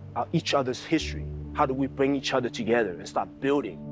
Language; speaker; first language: English; early bilingual, other home language; Chinese